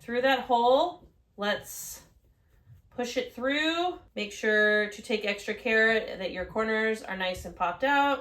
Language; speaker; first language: English; native; English